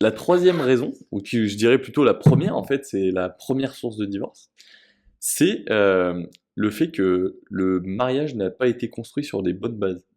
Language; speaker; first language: French; native; French